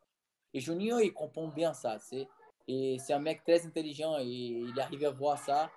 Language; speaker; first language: French; non-native, fluent; Portuguese